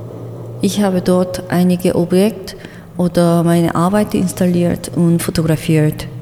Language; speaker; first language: German; non-native, learner; Korean